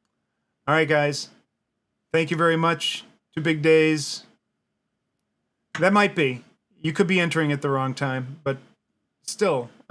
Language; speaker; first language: English; native; English